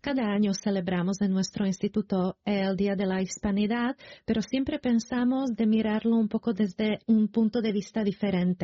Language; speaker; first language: Spanish; non-native, fluent; Slovak